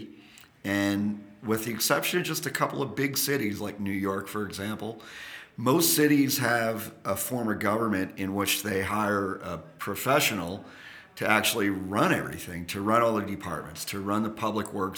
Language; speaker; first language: English; native; English